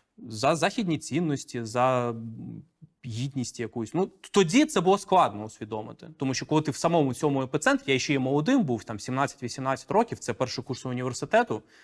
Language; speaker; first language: Ukrainian; non-native, local second language; Russian